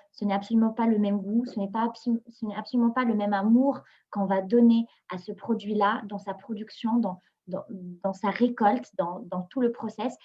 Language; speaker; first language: French; non-native, local second language; Arabic